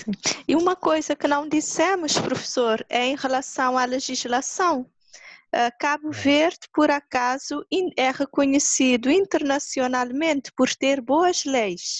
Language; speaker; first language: Portuguese; non-native, local second language; Kabuverdianu